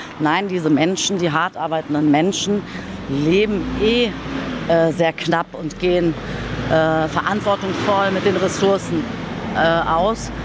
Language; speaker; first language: German; early bilingual, other home language; Turkish